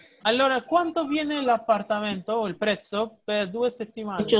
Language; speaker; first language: Italian; non-native, fluent; Spanish